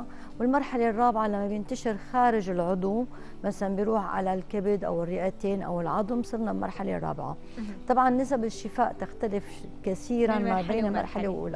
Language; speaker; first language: Arabic; native; Arabic